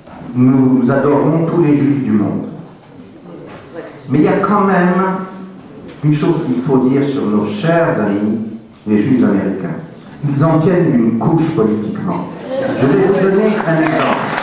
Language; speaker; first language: French; native; French